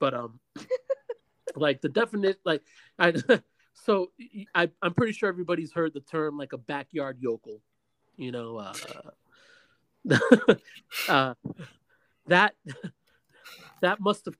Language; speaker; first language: English; early bilingual, other home language; Spanish